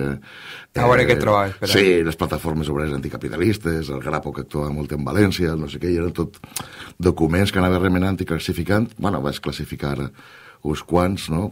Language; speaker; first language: Catalan; native; Catalan